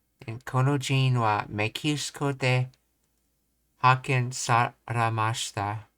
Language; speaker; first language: Japanese; non-native, learner; English